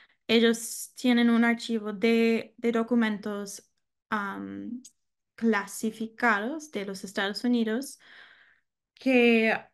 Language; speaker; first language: Spanish; non-native, learner; English